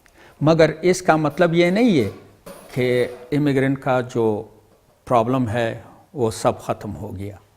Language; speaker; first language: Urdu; non-native, learner; Pashto